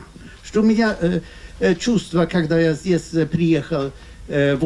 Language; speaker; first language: Russian; non-native, fluent; Swedish